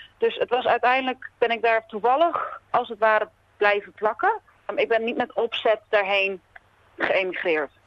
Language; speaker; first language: Dutch; native; Dutch